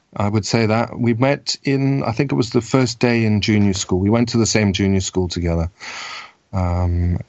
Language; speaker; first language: English; native; English